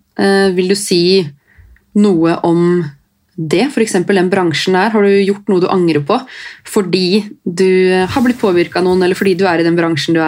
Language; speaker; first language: Norwegian; native; Norwegian